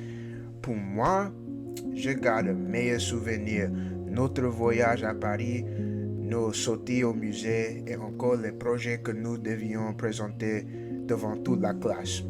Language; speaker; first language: French; non-native, learner; English